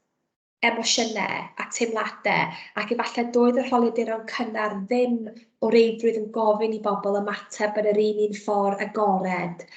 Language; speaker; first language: Welsh; native; Welsh